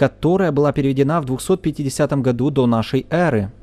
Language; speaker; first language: Russian; native; Russian